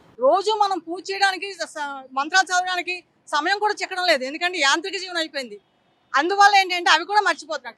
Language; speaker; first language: Telugu; native; Telugu